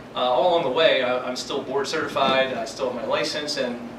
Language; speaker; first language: English; native; English